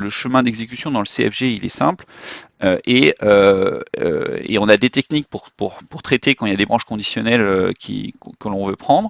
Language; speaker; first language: French; native; French